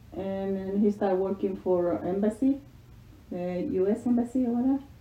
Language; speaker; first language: English; non-native, learner; Spanish